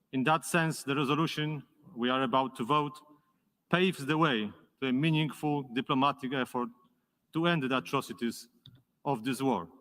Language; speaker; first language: English; non-native, fluent; Polish